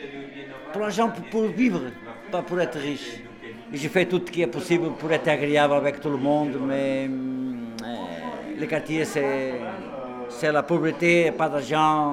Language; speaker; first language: French; non-native, learner; Portuguese